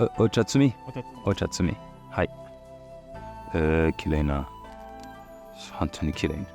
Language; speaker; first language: Japanese; non-native, learner; French